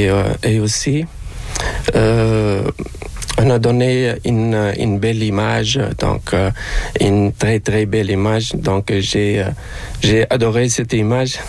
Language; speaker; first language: French; non-native, local second language; Arabic